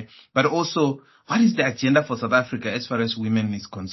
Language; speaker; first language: English; non-native, local second language; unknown